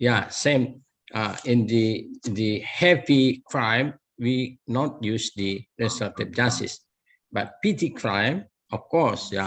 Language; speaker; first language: English; non-native, learner; Indonesian